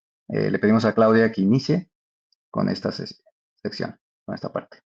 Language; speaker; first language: Spanish; native; Spanish